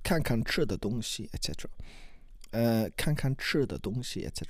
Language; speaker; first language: Chinese; non-native, learner; English